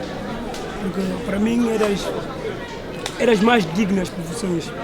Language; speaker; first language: Portuguese; non-native, local second language; Upper Guinea Crioulo